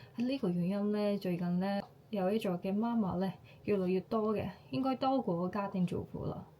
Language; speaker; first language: Cantonese; non-native, fluent; Japanese